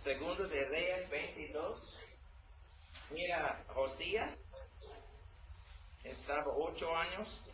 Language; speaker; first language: Spanish; non-native, learner; English